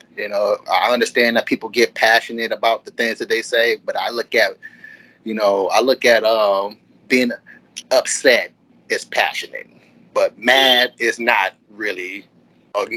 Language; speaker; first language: English; native; English